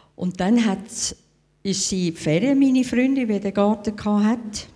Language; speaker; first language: German; non-native, fluent; English